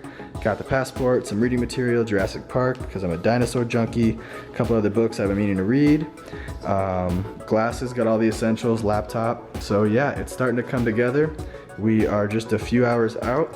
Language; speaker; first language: English; native; English